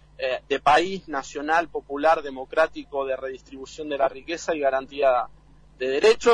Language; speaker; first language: Spanish; native; Spanish